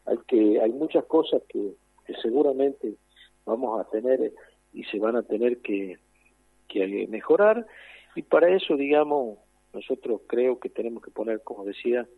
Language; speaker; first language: Spanish; native; Spanish